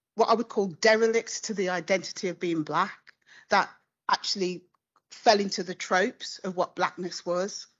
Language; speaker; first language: English; native; English